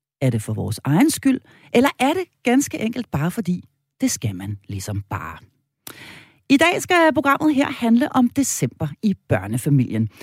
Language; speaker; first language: Danish; native; Danish